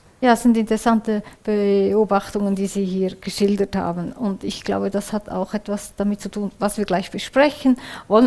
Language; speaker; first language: German; native; German